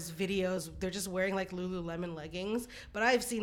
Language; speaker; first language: English; non-native, local second language; Filipino